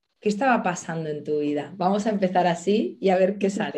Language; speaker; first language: Spanish; native; Spanish